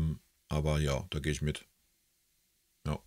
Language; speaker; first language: German; native; German